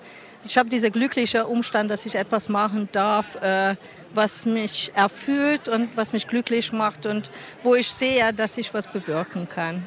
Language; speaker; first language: German; non-native, fluent; Hungarian